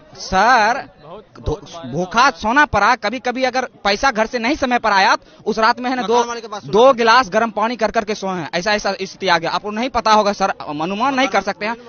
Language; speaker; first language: Hindi; native; Hindi